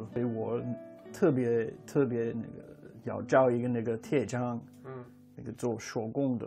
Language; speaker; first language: Chinese; non-native, fluent; English